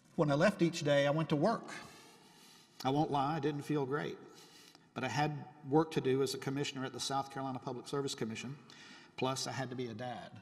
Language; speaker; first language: English; native; English